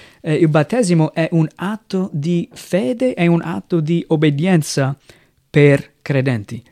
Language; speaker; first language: Italian; non-native, fluent; English